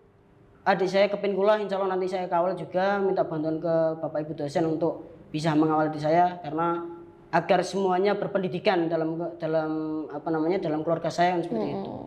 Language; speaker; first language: Indonesian; non-native, local second language; Javanese